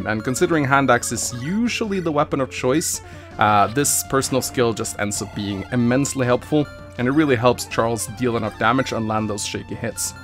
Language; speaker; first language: English; native; English